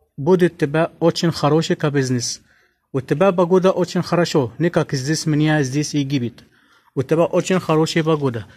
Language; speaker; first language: Russian; non-native, learner; Arabic